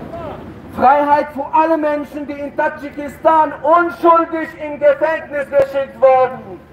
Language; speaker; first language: German; non-native, fluent; Tajik